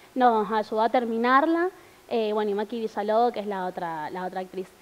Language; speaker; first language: Spanish; native; Spanish